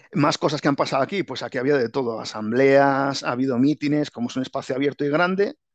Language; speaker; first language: Spanish; native; Spanish